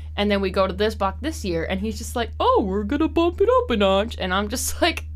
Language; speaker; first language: English; native; English